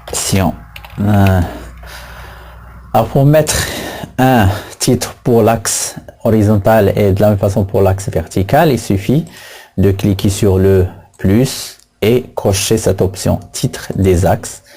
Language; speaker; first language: French; non-native, local second language; Arabic